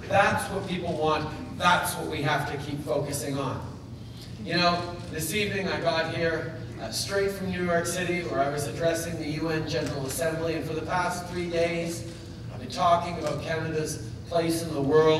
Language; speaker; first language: English; early bilingual, other home language; French